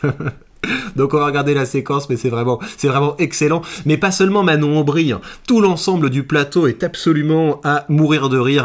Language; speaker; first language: French; native; French